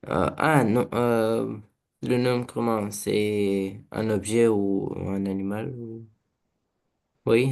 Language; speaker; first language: French; non-native, learner; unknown